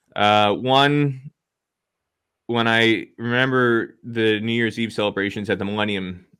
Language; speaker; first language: English; native; English